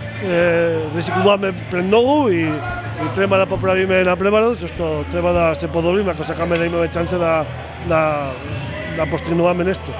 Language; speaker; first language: Macedonian; non-native, fluent; Spanish